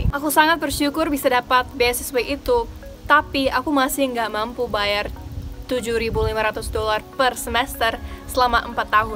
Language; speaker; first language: Indonesian; non-native, fluent; English